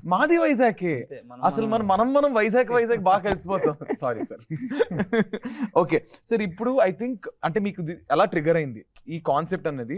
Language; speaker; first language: Telugu; native; Telugu